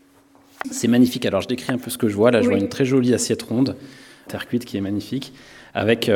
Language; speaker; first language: French; native; French